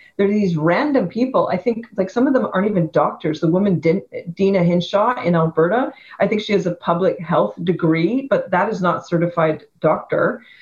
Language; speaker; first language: English; native; English